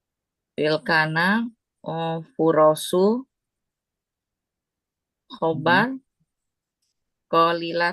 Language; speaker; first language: Arabic; non-native, learner; Indonesian